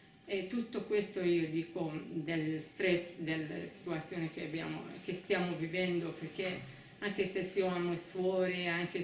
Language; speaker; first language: Italian; non-native, fluent; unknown